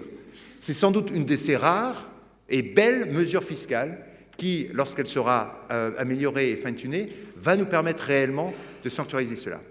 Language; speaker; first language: French; native; French